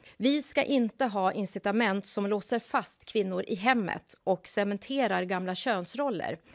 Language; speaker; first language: Swedish; native; Swedish